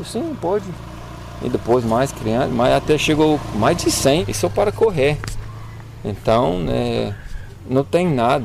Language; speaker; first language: Portuguese; non-native, learner; English